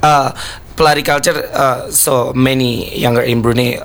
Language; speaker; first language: English; non-native, learner; Indonesian